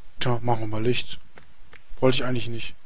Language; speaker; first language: German; native; German